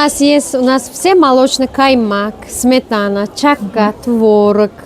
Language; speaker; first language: Russian; non-native, local second language; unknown